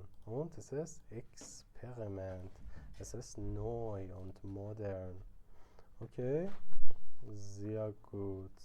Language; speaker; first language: German; non-native, fluent; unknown